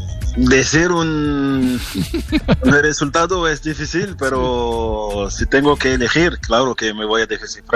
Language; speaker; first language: Spanish; non-native, fluent; French